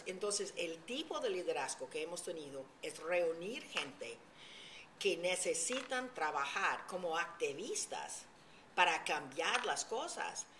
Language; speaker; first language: Spanish; early bilingual, heritage; Spanish